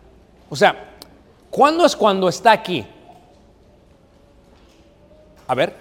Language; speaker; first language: Spanish; native; Spanish